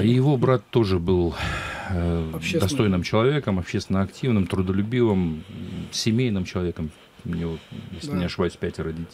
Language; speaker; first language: Russian; native; Russian